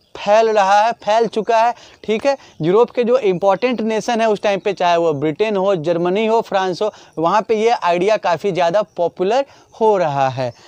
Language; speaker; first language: Hindi; native; Hindi